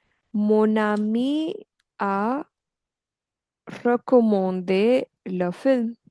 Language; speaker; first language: French; non-native, fluent; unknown